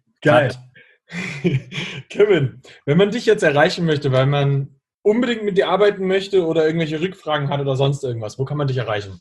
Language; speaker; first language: German; native; German